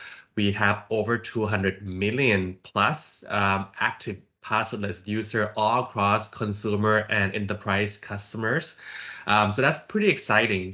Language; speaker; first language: English; non-native, fluent; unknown